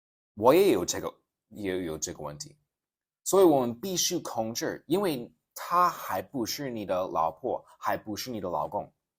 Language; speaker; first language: Chinese; non-native, fluent; English